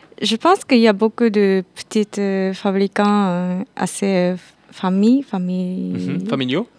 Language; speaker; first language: French; non-native, fluent; Japanese